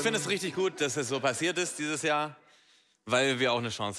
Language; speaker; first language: German; native; German